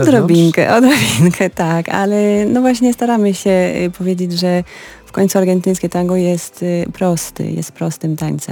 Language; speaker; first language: Polish; non-native, fluent; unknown